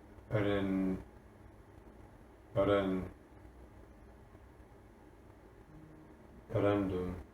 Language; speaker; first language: Turkish; non-native, learner; English